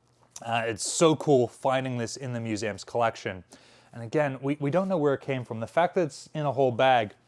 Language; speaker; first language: English; native; English